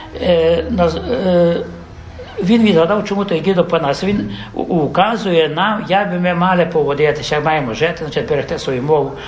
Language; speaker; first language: Ukrainian; early bilingual, heritage; Ukrainian